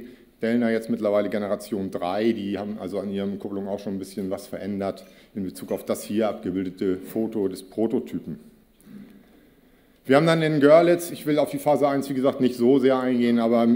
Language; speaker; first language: German; native; German